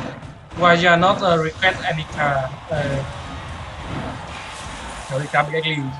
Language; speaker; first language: English; non-native, learner; Vietnamese